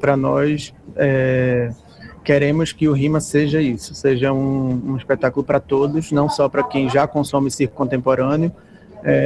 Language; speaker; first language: Portuguese; non-native, fluent; Malay